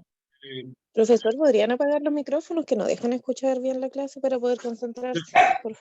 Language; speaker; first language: Spanish; native; Spanish